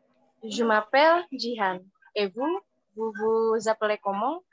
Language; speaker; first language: French; non-native, fluent; Indonesian